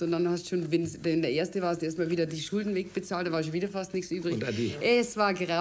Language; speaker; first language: German; native; German